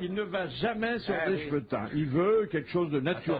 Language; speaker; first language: French; native; French